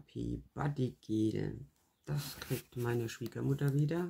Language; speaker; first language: German; native; German